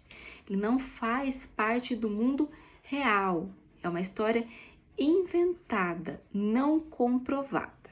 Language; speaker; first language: Portuguese; native; Portuguese